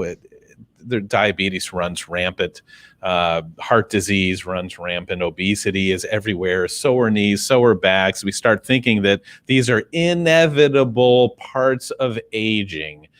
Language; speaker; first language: English; native; English